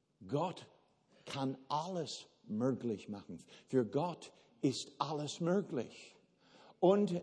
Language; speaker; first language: German; non-native, fluent; English